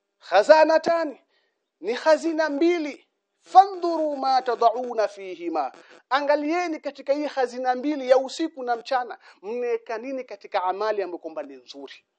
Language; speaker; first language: Swahili; native; Swahili